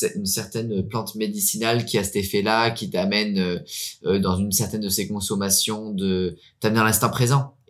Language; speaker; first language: French; early bilingual, heritage; French